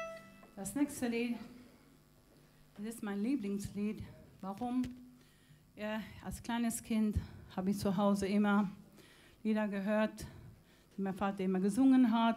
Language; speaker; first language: German; non-native, fluent; Spanish